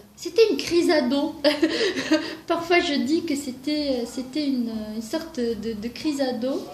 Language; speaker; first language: French; non-native, fluent; Georgian